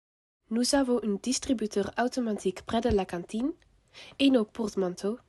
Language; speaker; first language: French; non-native, learner; Dutch